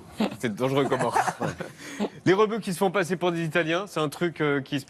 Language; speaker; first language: French; native; French